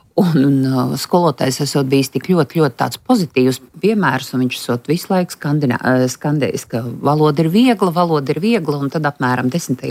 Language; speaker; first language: Latvian; native; Latvian